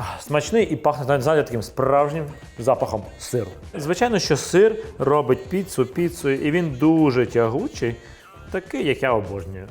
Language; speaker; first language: Ukrainian; native; Ukrainian